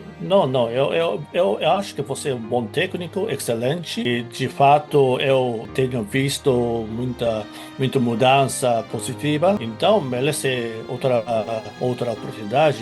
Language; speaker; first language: Portuguese; non-native, fluent; Japanese